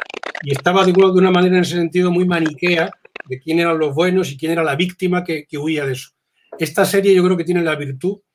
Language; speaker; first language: Spanish; native; Spanish